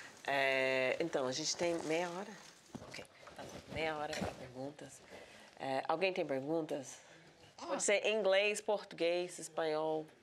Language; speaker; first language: Portuguese; non-native, fluent; English